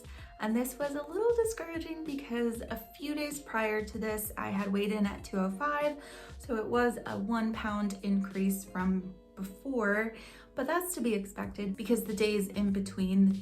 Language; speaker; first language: English; native; English